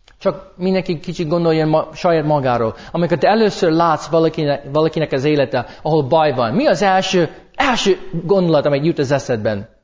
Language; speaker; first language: Hungarian; non-native, fluent; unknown